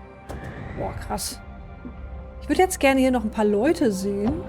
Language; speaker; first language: German; native; German